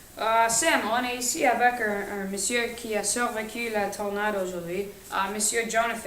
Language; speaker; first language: French; non-native, learner; English